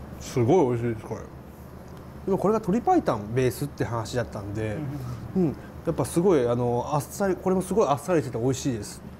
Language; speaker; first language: Japanese; native; Japanese